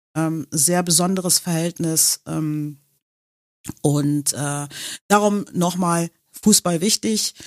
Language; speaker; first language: German; non-native, local second language; English